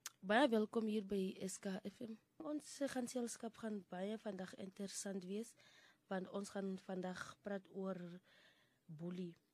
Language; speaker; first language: Afrikaans; non-native, local second language; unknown